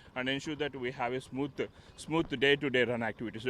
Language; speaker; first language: English; non-native, local second language; Telugu